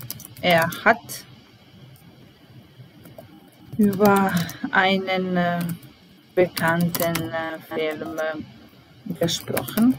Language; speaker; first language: German; non-native, fluent; Italian